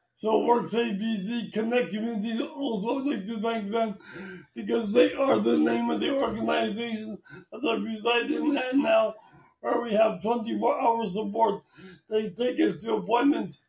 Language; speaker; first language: English; native; English